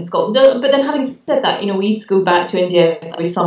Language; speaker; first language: English; native; English